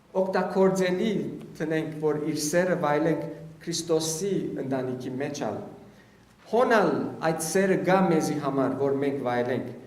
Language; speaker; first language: Armenian; early bilingual, heritage; Armenian